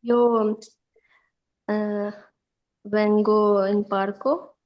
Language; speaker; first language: Italian; non-native, learner; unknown